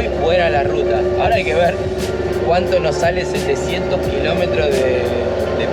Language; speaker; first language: Spanish; native; Spanish